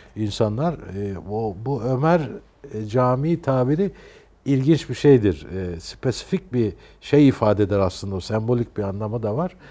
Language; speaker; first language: Turkish; native; Turkish